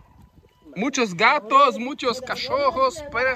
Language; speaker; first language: Spanish; non-native, learner; Portuguese